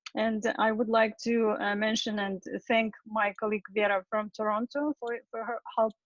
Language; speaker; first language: English; non-native, fluent; Russian